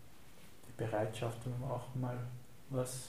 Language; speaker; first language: German; native; German